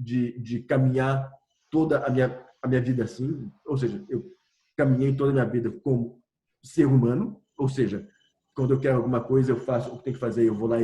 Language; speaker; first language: Portuguese; non-native, fluent; French